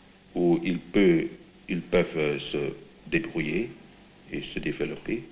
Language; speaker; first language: French; non-native, fluent; Indonesian